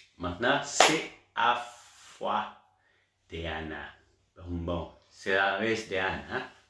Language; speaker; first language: French; non-native, learner; Portuguese